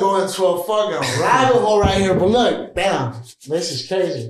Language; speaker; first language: English; early bilingual, other home language; Spanish